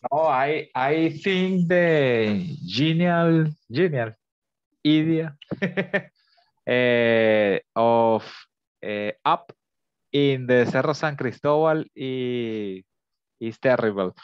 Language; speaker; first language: English; non-native, learner; Spanish